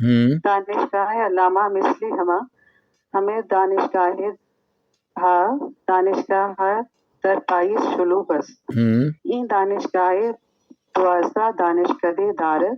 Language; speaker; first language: Persian; non-native, learner; Urdu